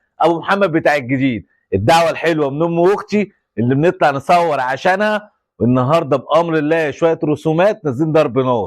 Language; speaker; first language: Arabic; native; Arabic